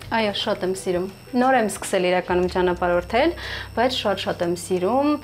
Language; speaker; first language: Armenian; native; Armenian